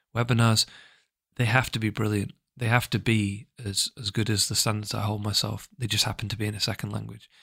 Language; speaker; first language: English; native; English